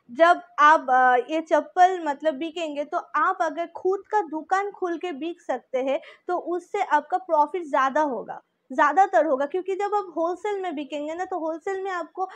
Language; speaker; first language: Hindi; non-native, local second language; Bangla